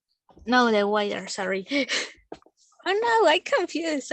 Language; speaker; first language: English; non-native, learner; Spanish